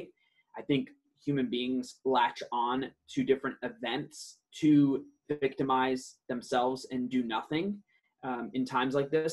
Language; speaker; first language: English; early bilingual, other home language; Aramaic